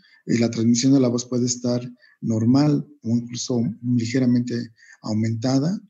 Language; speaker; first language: Spanish; native; Spanish